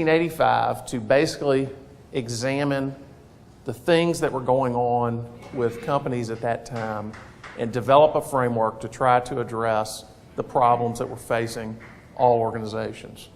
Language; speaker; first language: English; native; English